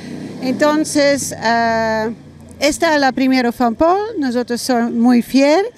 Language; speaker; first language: Spanish; non-native, learner; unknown